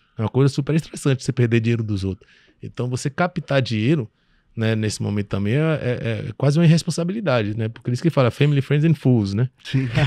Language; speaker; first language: Portuguese; early bilingual, other home language; French